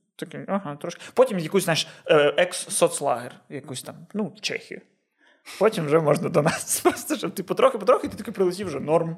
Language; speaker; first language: Ukrainian; non-native, local second language; Russian